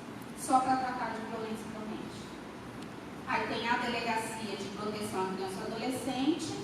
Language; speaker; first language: Portuguese; native; Portuguese